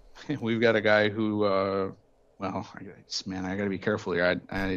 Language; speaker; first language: English; native; English